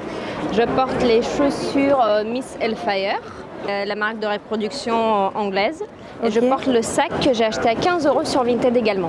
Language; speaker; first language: French; native; French